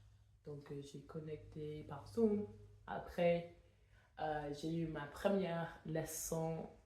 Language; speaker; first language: French; non-native, fluent; English